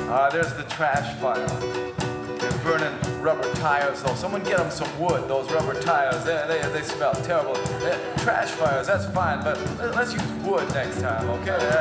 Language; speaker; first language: English; native; English